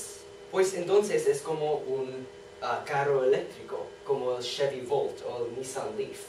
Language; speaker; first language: Spanish; non-native, learner; English